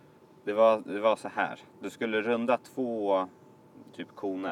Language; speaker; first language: Swedish; native; Swedish